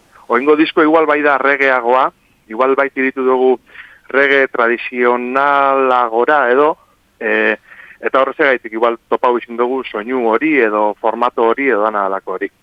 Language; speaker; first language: Basque; native; Basque